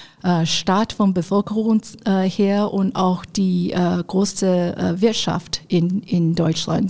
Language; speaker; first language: German; non-native, fluent; Chinese